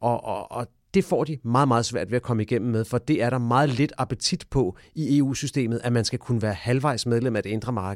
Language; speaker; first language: Danish; native; Danish